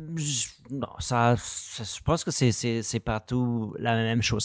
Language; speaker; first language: French; non-native, learner; German